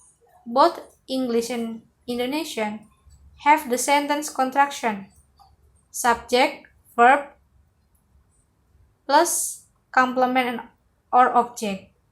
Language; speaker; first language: English; non-native, learner; Indonesian